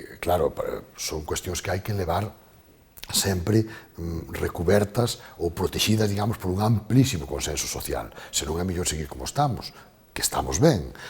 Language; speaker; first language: Galician; native; Galician